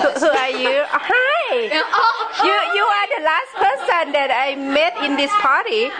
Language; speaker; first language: English; non-native, learner; Thai